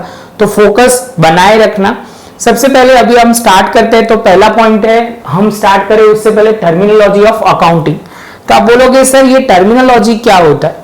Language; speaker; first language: Hindi; non-native, local second language; Gujarati